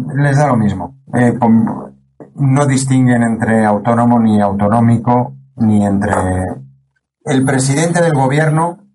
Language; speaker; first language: Spanish; native; Spanish